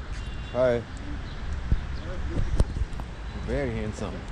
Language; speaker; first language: English; non-native, learner; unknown